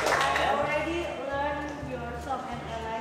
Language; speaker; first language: English; non-native, learner; Indonesian